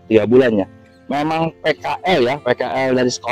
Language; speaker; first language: Indonesian; native; Indonesian